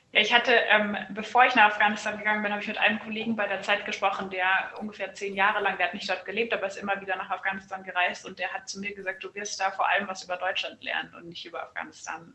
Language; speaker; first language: German; native; German